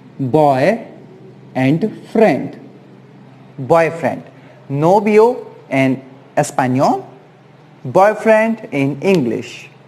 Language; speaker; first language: Spanish; non-native, fluent; Hindi